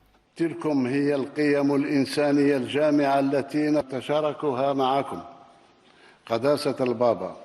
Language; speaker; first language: Arabic; native; Arabic